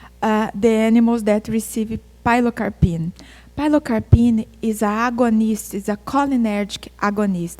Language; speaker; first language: English; non-native, fluent; Portuguese